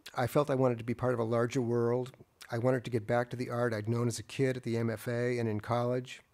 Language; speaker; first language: English; native; English